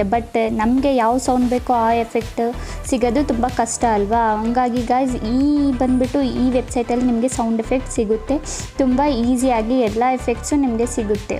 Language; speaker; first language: Kannada; native; Kannada